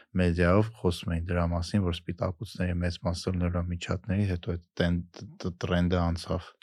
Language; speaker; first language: Armenian; native; Armenian